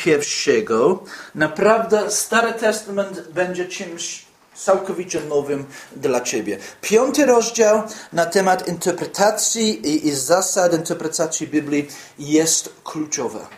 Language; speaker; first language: Polish; non-native, fluent; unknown